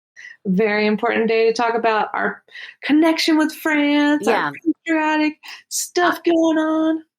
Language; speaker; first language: English; native; English